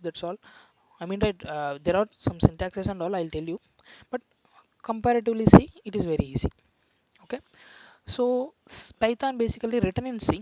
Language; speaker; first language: English; non-native, local second language; Telugu